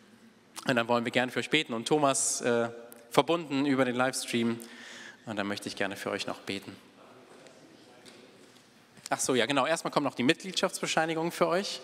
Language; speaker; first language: German; native; German